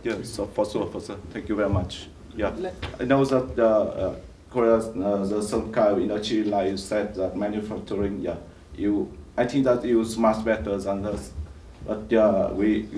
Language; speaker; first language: English; non-native, learner; Vietnamese